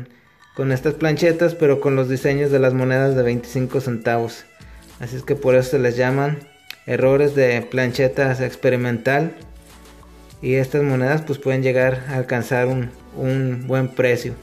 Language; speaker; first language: Spanish; native; Spanish